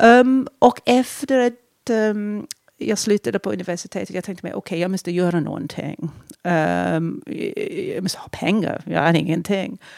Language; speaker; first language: Swedish; non-native, fluent; English